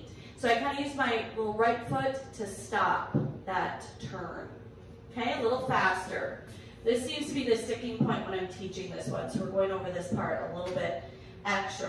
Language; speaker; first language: English; native; English